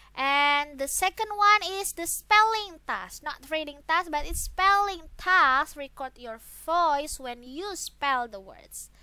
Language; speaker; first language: English; non-native, fluent; Indonesian